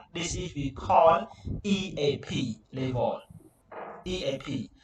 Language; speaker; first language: English; non-native, learner; Khmer